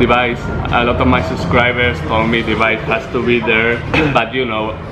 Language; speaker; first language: English; non-native, learner; Spanish